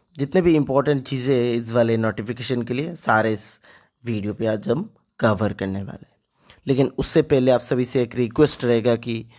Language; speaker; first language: Hindi; non-native, local second language; Bangla